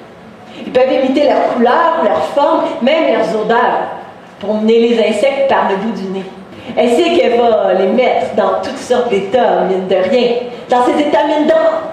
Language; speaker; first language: French; native; French